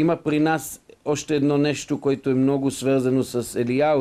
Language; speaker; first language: Bulgarian; non-native, fluent; Hebrew